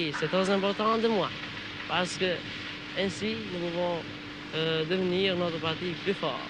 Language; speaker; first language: French; non-native, learner; Albanian